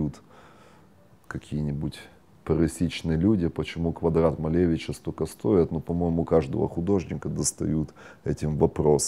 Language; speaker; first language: Ukrainian; non-native, local second language; Russian